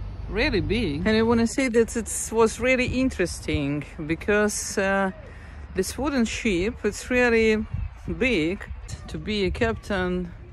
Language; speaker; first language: English; non-native, learner; Ukrainian